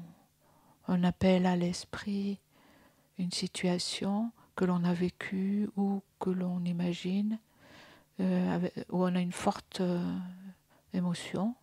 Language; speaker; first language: French; native; French